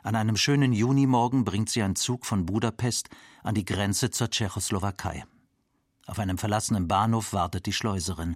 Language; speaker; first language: German; native; German